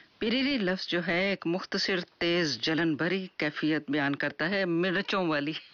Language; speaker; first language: Urdu; native; Urdu